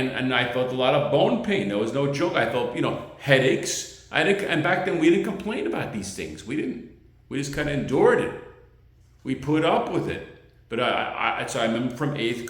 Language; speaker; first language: English; native; English